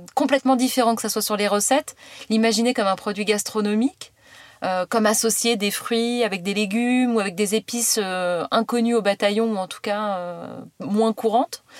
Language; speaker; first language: French; native; French